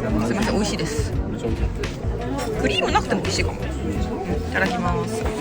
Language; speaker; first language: Japanese; native; Japanese